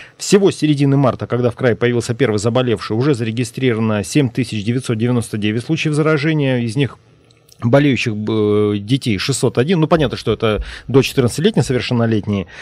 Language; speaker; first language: Russian; native; Russian